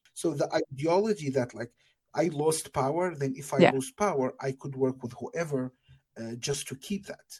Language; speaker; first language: English; non-native, fluent; Arabic